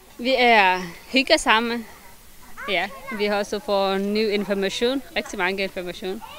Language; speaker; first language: Danish; non-native, learner; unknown